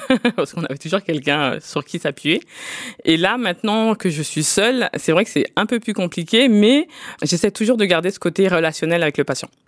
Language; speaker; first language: French; native; French